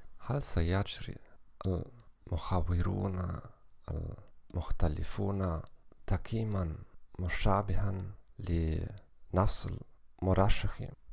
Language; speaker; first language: Arabic; non-native, learner; German